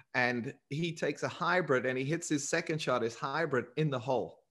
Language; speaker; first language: English; native; English